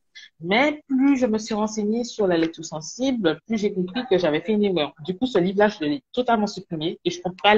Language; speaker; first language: French; native; French